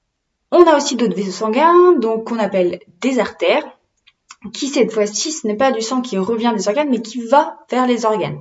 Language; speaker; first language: French; native; French